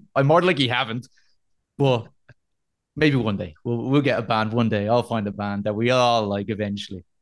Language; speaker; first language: English; native; English